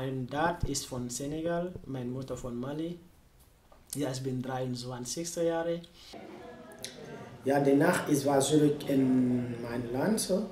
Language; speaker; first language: German; non-native, learner; French